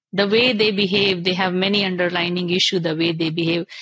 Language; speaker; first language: English; non-native, local second language; Punjabi